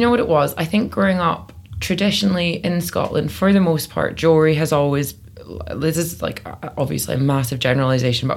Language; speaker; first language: English; native; English